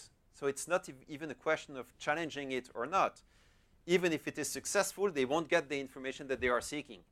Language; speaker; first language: English; non-native, fluent; French